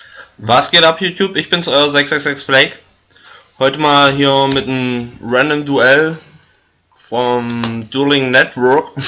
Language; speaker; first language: German; native; German